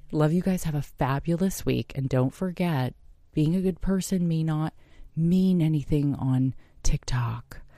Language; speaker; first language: English; native; English